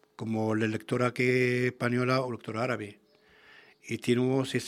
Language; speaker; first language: Spanish; non-native, learner; Arabic